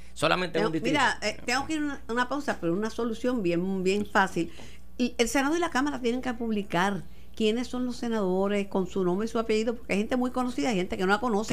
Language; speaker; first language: Spanish; native; Spanish